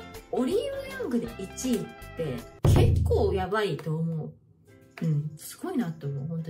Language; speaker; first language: Japanese; native; Japanese